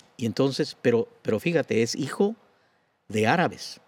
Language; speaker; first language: Spanish; native; Spanish